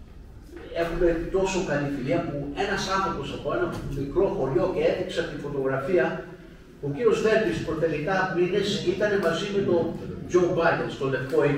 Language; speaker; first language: Greek; early bilingual, heritage; Greek